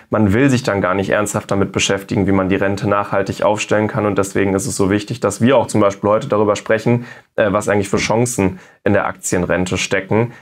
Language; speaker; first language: German; native; German